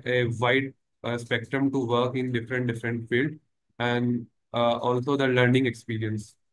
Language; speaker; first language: English; non-native, local second language; Hindi